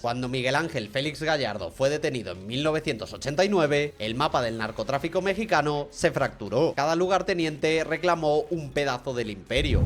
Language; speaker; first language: Spanish; native; Spanish